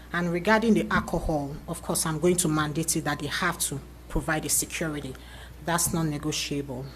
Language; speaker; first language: English; native; English